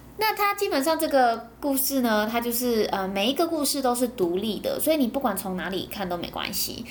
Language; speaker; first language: Chinese; native; Chinese